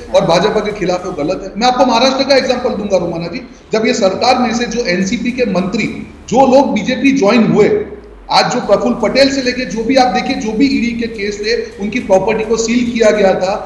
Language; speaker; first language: Hindi; non-native, local second language; Gujarati